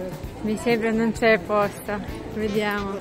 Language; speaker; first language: Italian; non-native, learner; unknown